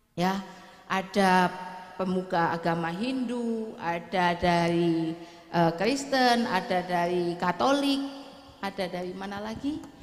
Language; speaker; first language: Indonesian; native; Indonesian